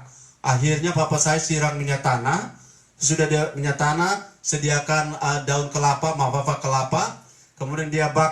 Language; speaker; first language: Indonesian; native; Indonesian